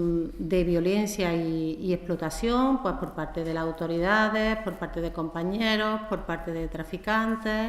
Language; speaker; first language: Spanish; native; Spanish